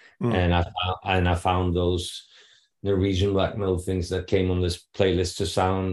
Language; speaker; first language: English; non-native, fluent; Norwegian